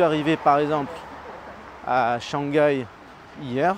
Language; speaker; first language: French; native; French